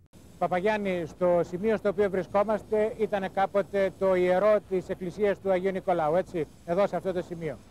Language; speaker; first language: Greek; native; Greek